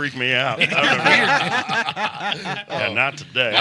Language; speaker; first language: English; native; English